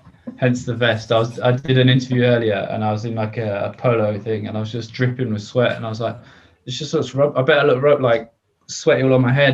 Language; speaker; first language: English; native; English